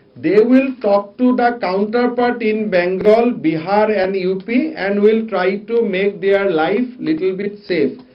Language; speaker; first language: English; non-native, local second language; Assamese